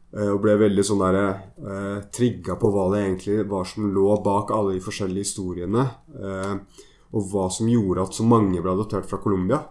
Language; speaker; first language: Norwegian; native; Norwegian